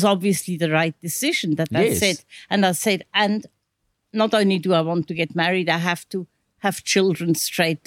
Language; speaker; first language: English; non-native, fluent; Swiss German